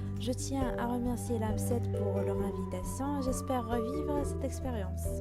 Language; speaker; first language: French; non-native, local second language; Arabic